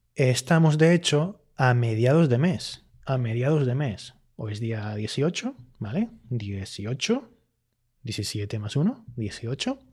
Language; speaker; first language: Spanish; native; Spanish